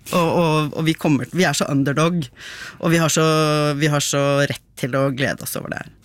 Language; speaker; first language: Norwegian; native; Norwegian